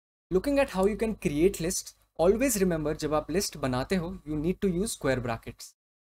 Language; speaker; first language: English; non-native, local second language; Hindi